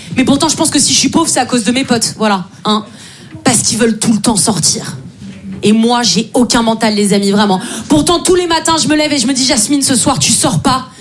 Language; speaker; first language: French; native; French